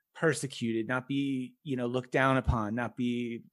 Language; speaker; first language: English; native; English